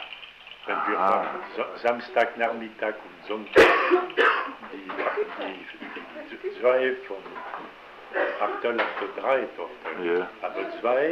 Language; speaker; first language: German; non-native, learner; French